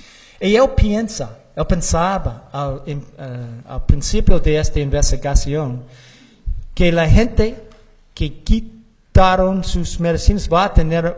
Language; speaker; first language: Spanish; non-native, learner; English